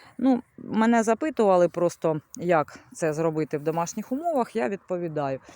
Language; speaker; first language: Ukrainian; non-native, local second language; Russian